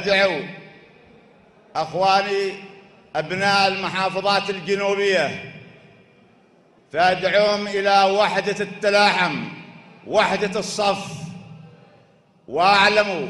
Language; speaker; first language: Arabic; native; Arabic